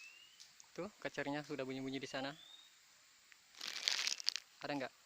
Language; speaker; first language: Indonesian; native; Indonesian